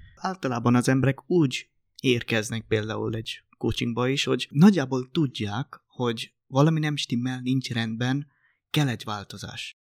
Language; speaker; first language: Hungarian; non-native, fluent; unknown